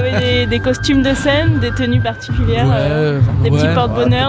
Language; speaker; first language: French; native; French